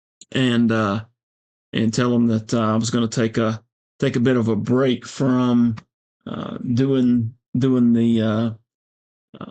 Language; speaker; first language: English; native; English